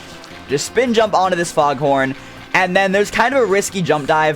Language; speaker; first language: English; native; English